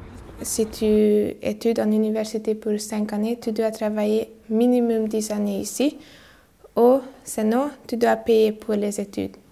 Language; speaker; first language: French; non-native, learner; Hungarian